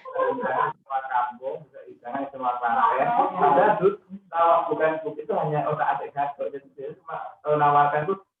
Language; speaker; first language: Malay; non-native, local second language; Javanese